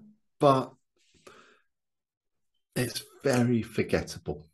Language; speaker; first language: English; native; English